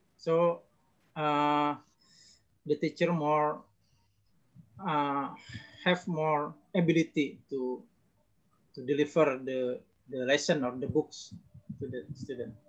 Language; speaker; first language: English; non-native, learner; Indonesian